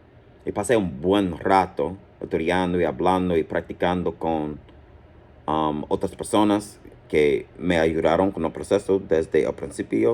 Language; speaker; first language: Spanish; non-native, learner; English